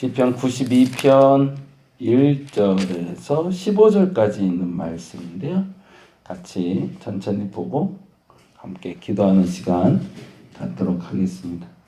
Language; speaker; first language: Korean; native; Korean